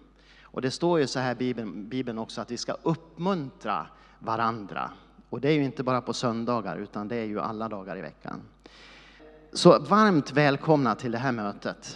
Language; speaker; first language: Swedish; native; Swedish